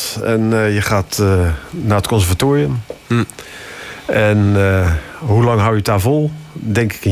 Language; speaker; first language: Dutch; native; Dutch